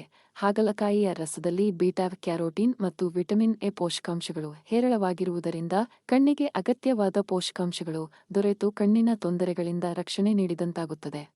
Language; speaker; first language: Kannada; native; Kannada